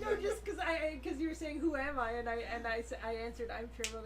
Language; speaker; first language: English; native; English